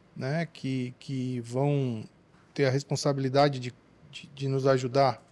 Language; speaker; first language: Portuguese; native; Portuguese